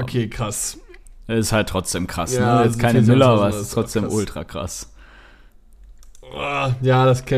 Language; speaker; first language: German; native; German